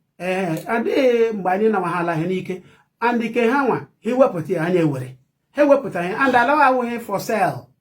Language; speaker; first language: Igbo; native; Igbo